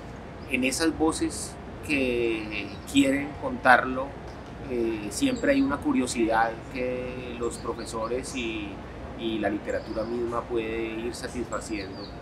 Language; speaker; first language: Spanish; native; Spanish